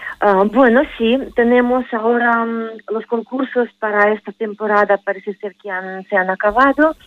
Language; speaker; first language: Spanish; non-native, fluent; Russian